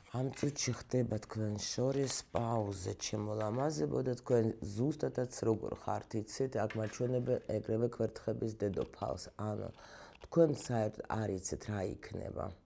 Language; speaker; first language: Georgian; non-native, local second language; Russian